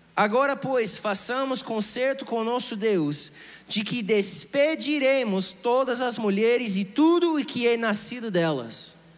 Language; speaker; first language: Portuguese; non-native, fluent; English